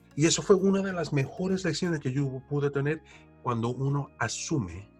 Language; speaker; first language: Spanish; early bilingual, heritage; Spanish